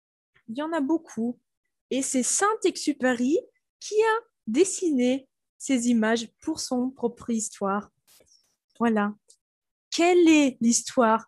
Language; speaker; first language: French; non-native, fluent; German